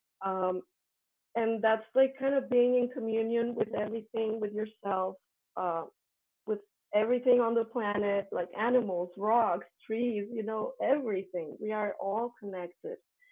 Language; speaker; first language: English; non-native, fluent; Spanish